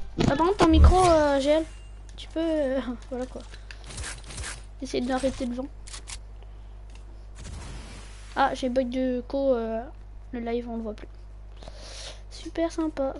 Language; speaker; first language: French; native; French